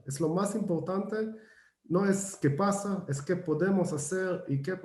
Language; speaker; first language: Spanish; non-native, fluent; Hebrew